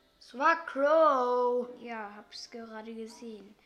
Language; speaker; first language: German; native; German